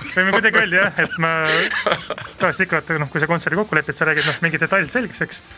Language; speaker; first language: Estonian; native; Estonian